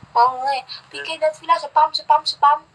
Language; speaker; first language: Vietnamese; non-native, learner; Indonesian